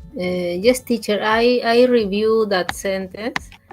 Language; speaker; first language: English; non-native, learner; Spanish